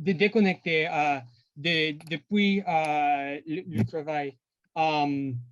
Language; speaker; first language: French; non-native, learner; English